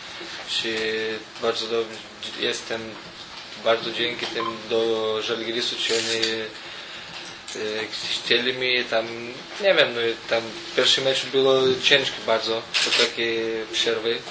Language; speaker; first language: Polish; non-native, learner; Lithuanian